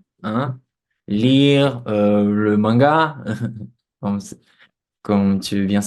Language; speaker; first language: French; non-native, fluent; Portuguese